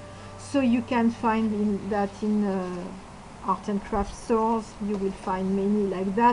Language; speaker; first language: English; non-native, fluent; French